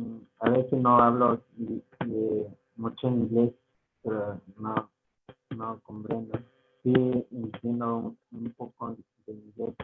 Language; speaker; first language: Spanish; non-native, learner; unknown